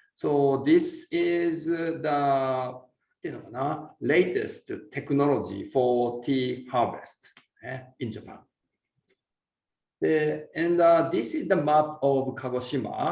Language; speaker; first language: English; non-native, learner; Japanese